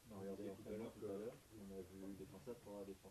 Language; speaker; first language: French; native; French